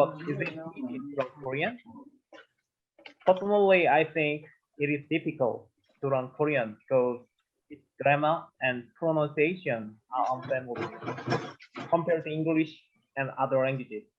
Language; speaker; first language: English; non-native, learner; Korean